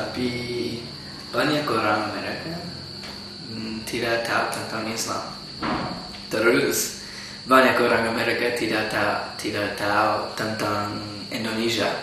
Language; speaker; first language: Indonesian; non-native, learner; English